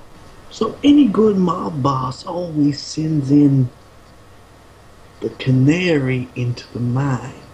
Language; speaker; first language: English; native; English